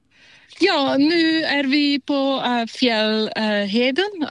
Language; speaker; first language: Swedish; non-native, fluent; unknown